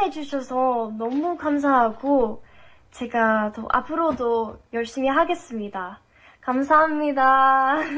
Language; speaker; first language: Korean; non-native, fluent; English